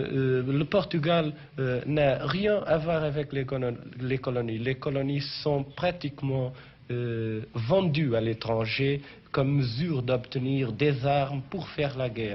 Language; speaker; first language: French; non-native, fluent; Portuguese